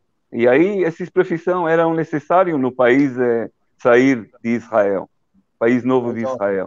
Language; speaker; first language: Portuguese; early bilingual, heritage; Portuguese